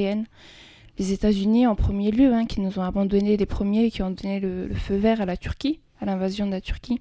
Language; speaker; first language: French; early bilingual, other home language; Kurdish